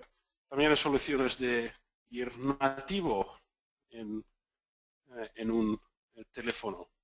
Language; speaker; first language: Spanish; non-native, fluent; Dutch